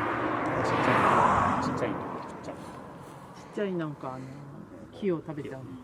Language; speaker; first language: Japanese; native; Japanese